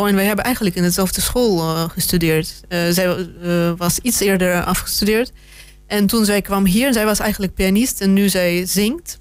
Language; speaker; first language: Dutch; non-native, fluent; Russian